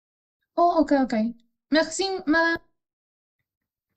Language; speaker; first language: French; non-native, learner; Spanish